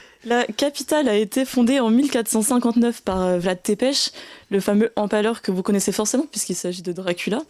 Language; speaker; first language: French; native; French